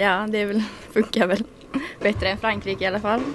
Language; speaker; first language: Swedish; native; Swedish